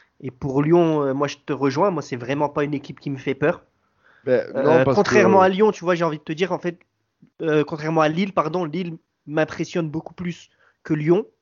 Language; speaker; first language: French; native; French